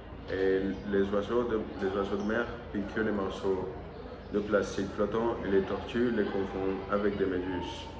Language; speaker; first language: French; non-native, learner; Spanish